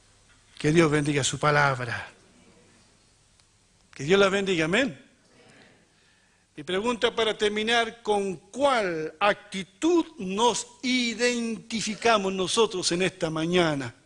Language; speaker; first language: Spanish; native; Spanish